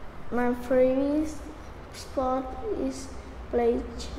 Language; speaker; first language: English; non-native, learner; Vietnamese